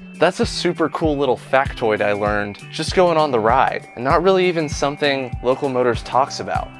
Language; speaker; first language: English; native; English